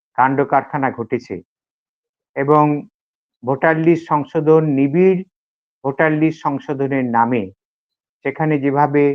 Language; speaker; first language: Bangla; native; Bangla